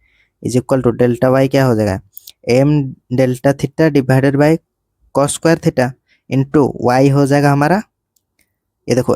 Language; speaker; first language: Hindi; native; Hindi